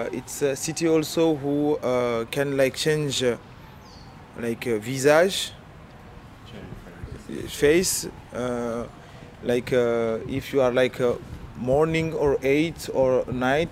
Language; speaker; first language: English; non-native, learner; Arabic